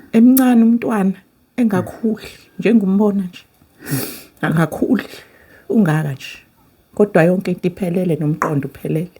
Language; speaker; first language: Zulu; native; Zulu